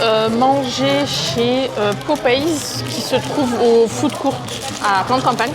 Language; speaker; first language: French; native; French